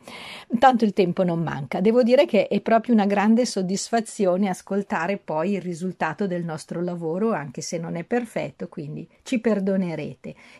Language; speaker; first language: Italian; native; Italian